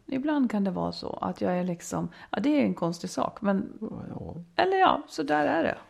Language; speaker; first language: Swedish; native; Swedish